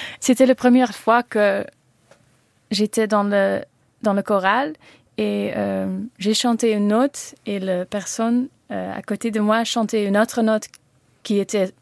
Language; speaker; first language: French; non-native, learner; Dutch